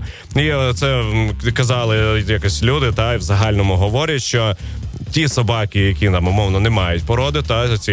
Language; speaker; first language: Ukrainian; native; Ukrainian